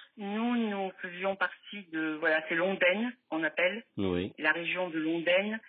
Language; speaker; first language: French; native; French